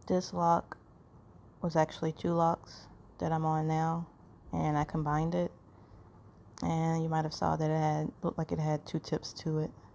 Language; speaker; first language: English; native; English